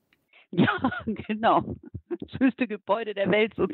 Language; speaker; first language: German; native; German